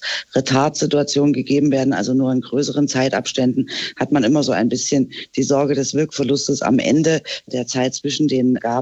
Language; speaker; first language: German; native; German